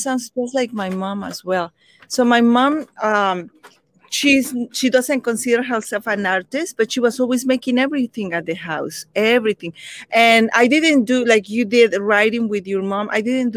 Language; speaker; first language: English; non-native, fluent; Spanish